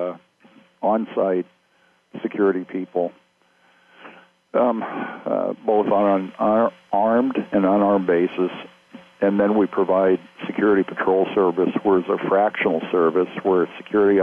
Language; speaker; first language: English; native; English